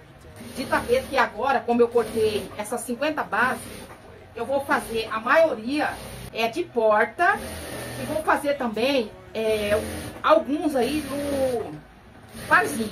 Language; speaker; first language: Portuguese; native; Portuguese